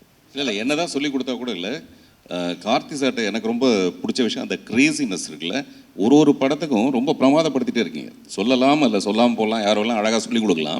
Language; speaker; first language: Tamil; native; Tamil